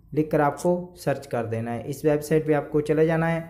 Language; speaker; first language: Hindi; native; Hindi